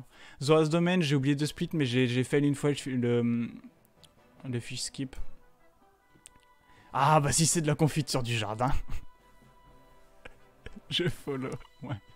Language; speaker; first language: French; native; French